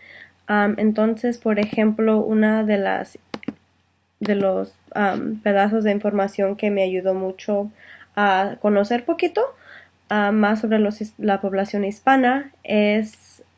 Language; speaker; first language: Spanish; early bilingual, heritage; Spanish